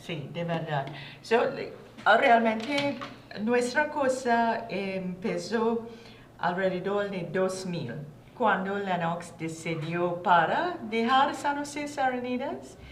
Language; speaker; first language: Spanish; non-native, learner; English